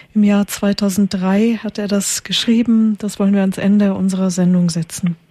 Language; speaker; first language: German; native; German